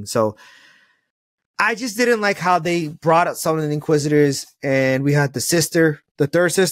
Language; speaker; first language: English; native; English